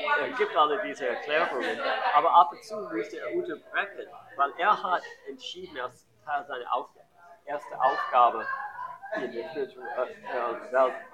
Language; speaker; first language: German; non-native, learner; English